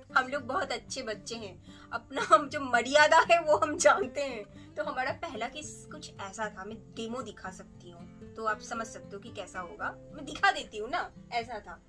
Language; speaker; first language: Hindi; native; Hindi